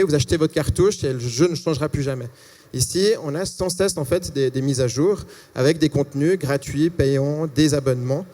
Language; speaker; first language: French; native; French